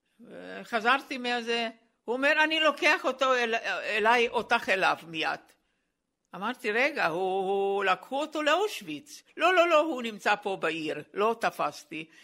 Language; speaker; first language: Hebrew; non-native, fluent; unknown